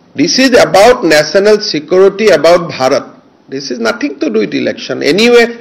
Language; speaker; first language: English; non-native, local second language; Assamese